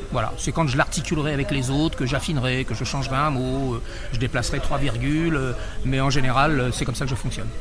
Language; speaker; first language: French; native; French